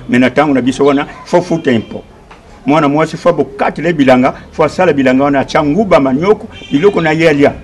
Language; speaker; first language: Lingala; non-native, local second language; Kongo